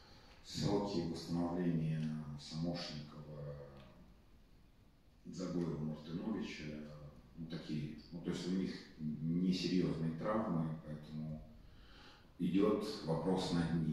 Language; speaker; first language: Russian; native; Russian